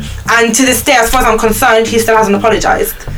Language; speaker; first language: English; native; English